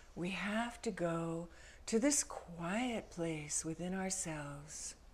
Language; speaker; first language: English; native; English